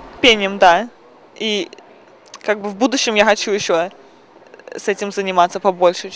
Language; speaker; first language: Russian; early bilingual, other home language; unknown